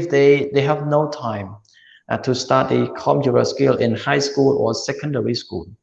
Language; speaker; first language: English; non-native, learner; Khmer